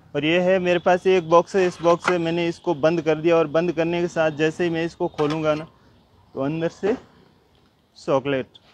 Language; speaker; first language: Hindi; native; Hindi